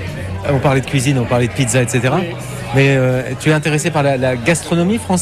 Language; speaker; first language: French; native; French